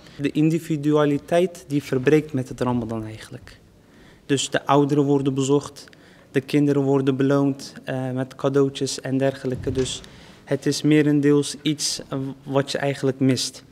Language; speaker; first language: Dutch; early bilingual, other home language; Turkish